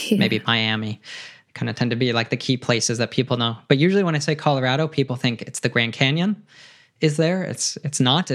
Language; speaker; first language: English; native; English